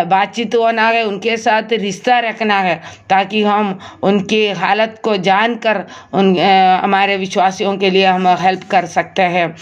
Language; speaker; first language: Hindi; non-native, local second language; Malayalam